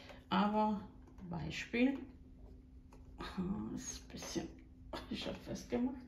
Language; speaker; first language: German; non-native, learner; Croatian